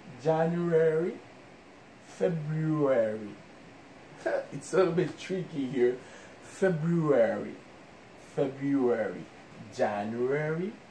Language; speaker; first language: English; non-native, fluent; Haitian Creole